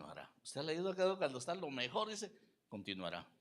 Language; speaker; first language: Spanish; native; Spanish